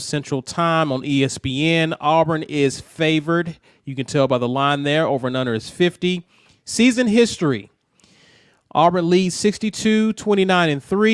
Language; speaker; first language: English; native; English